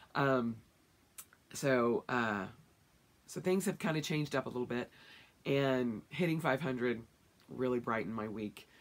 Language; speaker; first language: English; native; English